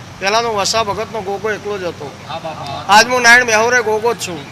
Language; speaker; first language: Gujarati; native; Gujarati